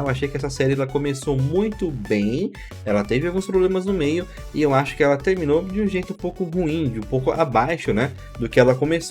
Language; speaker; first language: Portuguese; native; Portuguese